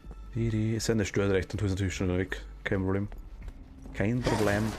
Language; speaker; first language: German; native; German